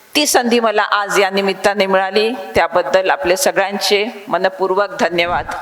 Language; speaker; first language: Marathi; native; Marathi